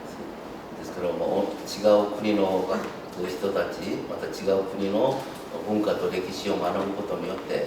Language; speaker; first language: Japanese; non-native, fluent; Korean